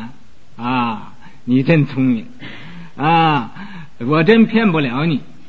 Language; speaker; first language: Chinese; native; Chinese